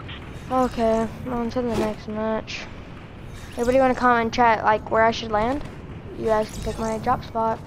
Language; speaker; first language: English; native; English